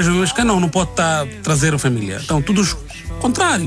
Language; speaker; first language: Portuguese; non-native, learner; Bangla